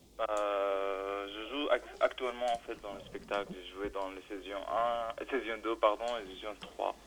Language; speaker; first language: French; non-native, learner; Arabic